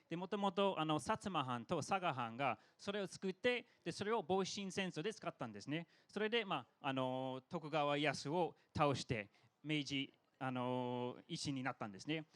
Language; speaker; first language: Japanese; non-native, fluent; English